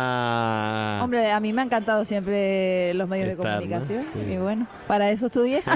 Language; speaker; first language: Spanish; native; Spanish